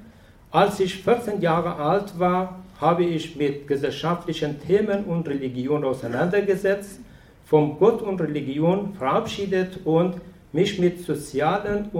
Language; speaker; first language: German; non-native, fluent; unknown